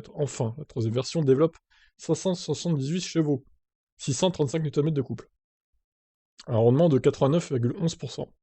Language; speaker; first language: French; native; French